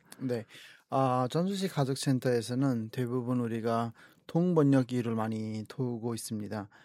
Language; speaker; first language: Korean; non-native, fluent; Nepali